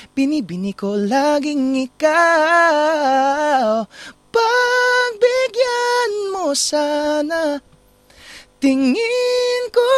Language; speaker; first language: Filipino; non-native, fluent; English